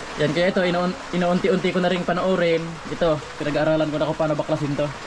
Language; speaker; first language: Filipino; non-native, local second language; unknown